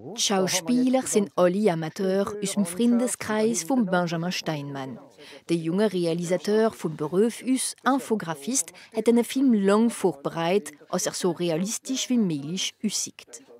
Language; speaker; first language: German; non-native, local second language; Swiss German